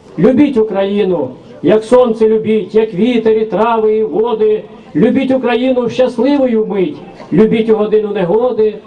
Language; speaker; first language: Ukrainian; native; Ukrainian